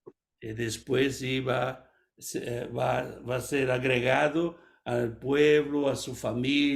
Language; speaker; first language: Spanish; non-native, fluent; Portuguese